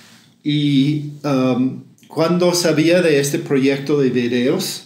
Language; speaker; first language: Spanish; non-native, fluent; English